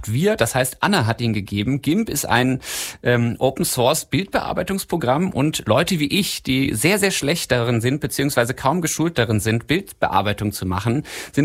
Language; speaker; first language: German; native; German